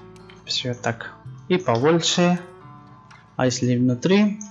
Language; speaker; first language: Russian; non-native, learner; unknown